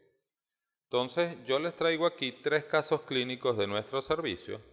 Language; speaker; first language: Spanish; native; Spanish